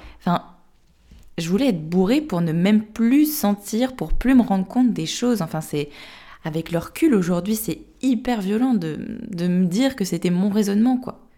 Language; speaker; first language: French; native; French